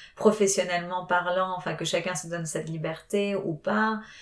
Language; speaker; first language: French; non-native, fluent; Spanish